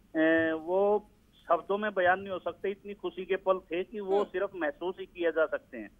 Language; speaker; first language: Hindi; native; Hindi